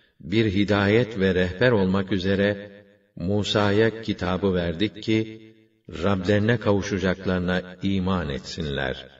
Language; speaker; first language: Turkish; native; Turkish